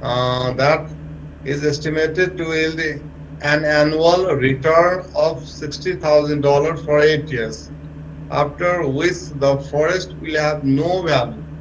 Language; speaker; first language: English; non-native, local second language; Nepali